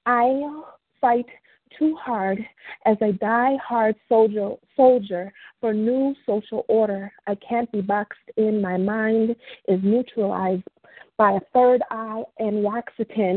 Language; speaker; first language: English; native; English